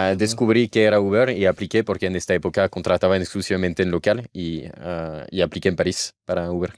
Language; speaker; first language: Spanish; non-native, fluent; French